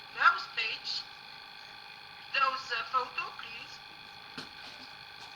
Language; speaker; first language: English; non-native, learner; Arabic